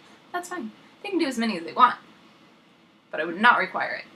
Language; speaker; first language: English; native; English